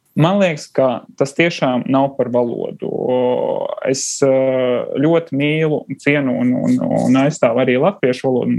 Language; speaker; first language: Latvian; non-native, local second language; Russian